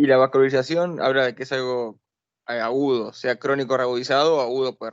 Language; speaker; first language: Spanish; native; Spanish